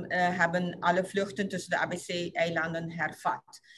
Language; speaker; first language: Dutch; non-native, local second language; Papiamento